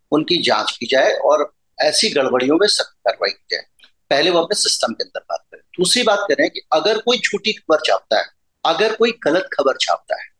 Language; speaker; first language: Hindi; native; Hindi